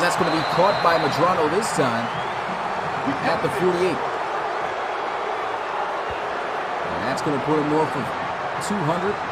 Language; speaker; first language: English; native; English